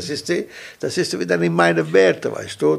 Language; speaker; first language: German; non-native, local second language; Italian